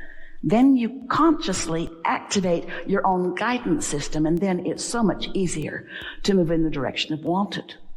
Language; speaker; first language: English; native; English